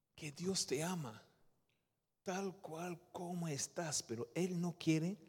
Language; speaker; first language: Spanish; non-native, fluent; Dutch